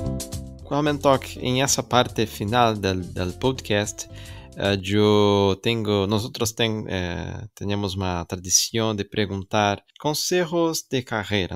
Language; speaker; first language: Spanish; non-native, fluent; Portuguese